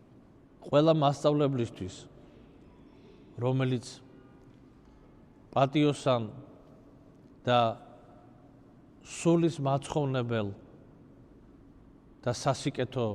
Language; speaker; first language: Georgian; native; Georgian